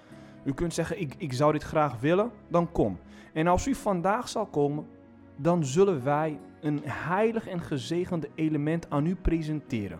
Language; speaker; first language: Dutch; non-native, fluent; Portuguese